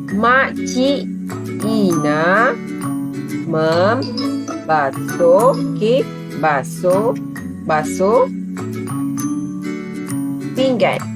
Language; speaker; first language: Malay; native; Malay